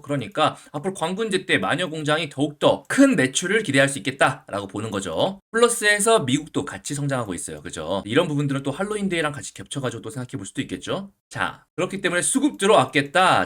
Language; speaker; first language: Korean; native; Korean